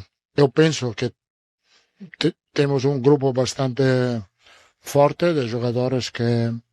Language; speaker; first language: Spanish; non-native, fluent; Italian